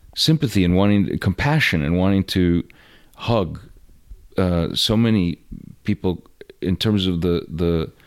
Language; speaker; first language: English; early bilingual, other home language; Russian